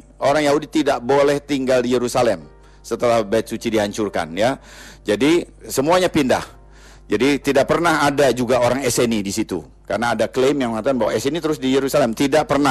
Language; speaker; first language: Indonesian; native; Indonesian